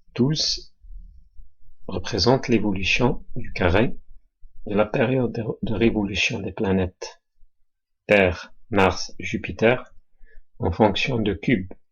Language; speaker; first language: French; non-native, local second language; Arabic